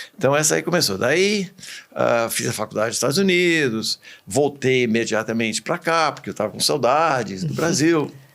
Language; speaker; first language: Portuguese; early bilingual, other home language; English